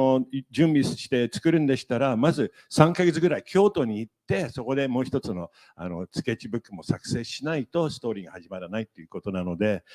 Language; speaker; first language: Japanese; native; Japanese